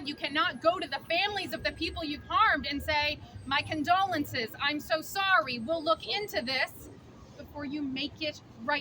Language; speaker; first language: English; native; English